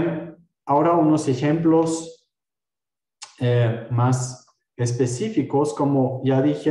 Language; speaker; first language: Spanish; non-native, fluent; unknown